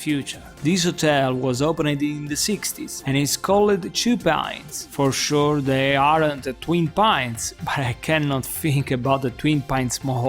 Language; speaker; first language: English; non-native, fluent; Italian